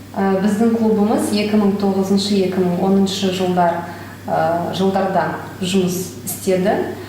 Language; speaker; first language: Kazakh; non-native, local second language; Russian